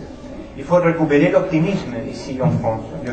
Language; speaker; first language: French; non-native, fluent; Spanish